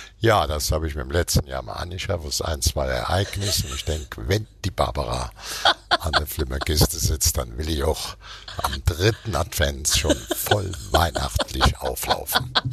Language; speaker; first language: German; native; German